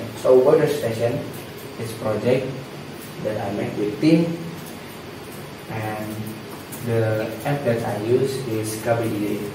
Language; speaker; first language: English; non-native, learner; Indonesian